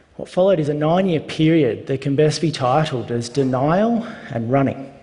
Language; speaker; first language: English; native; English